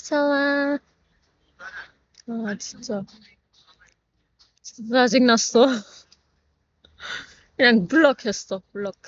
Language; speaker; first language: Korean; non-native, learner; Persian